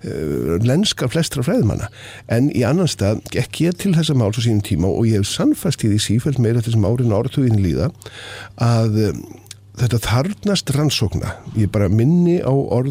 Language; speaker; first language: Icelandic; native; Icelandic